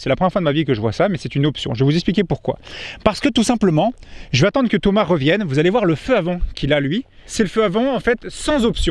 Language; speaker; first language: French; native; French